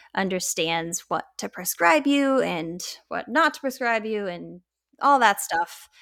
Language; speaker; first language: English; native; English